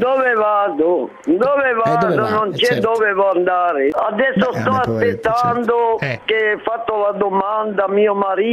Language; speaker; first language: Italian; non-native, fluent; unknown